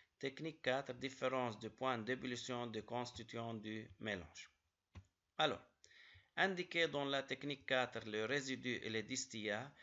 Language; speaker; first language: French; non-native, local second language; Arabic